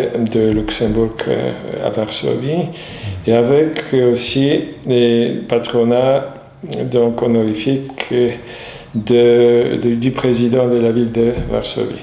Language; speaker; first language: French; non-native, fluent; Polish